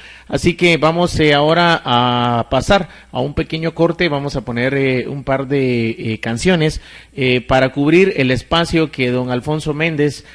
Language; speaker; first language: Spanish; native; Spanish